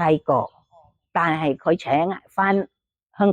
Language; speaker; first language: Cantonese; non-native, learner; Thai